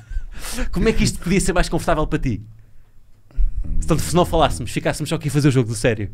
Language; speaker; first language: Portuguese; native; Portuguese